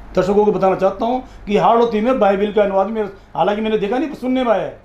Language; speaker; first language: Hindi; native; Hindi